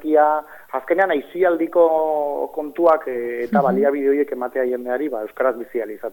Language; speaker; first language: Basque; native; Basque